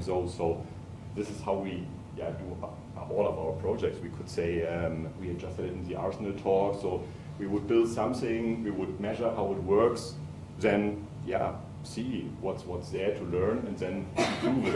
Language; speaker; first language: English; non-native, fluent; German